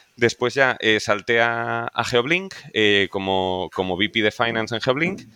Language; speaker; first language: Spanish; native; Spanish